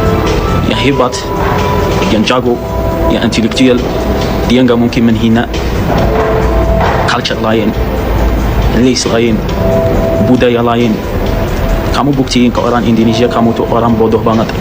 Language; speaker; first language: Indonesian; non-native, fluent; Arabic